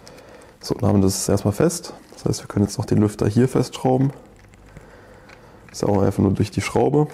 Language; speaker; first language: German; native; German